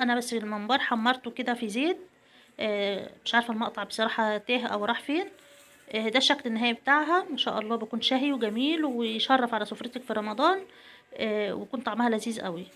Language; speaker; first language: Arabic; native; Arabic